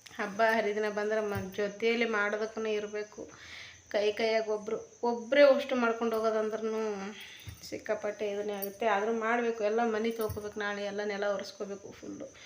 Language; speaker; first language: Kannada; native; Kannada